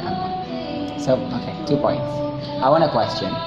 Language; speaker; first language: English; non-native, fluent; Indonesian